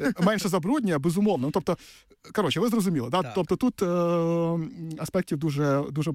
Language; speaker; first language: Ukrainian; native; Ukrainian